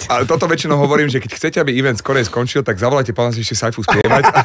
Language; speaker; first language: Slovak; native; Slovak